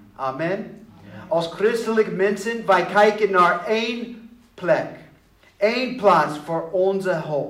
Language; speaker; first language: Dutch; non-native, learner; English